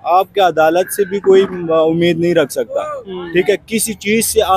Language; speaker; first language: Urdu; native; Urdu